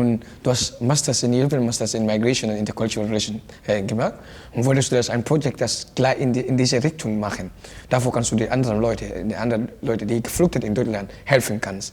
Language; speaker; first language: German; non-native, learner; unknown